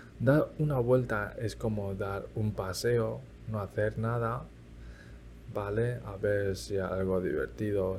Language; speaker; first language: Spanish; early bilingual, other home language; Chinese